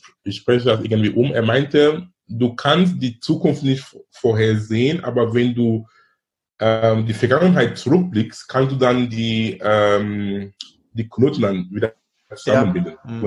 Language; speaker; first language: German; non-native, fluent; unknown